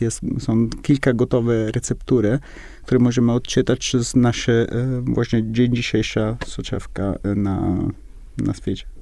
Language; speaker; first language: Polish; non-native, learner; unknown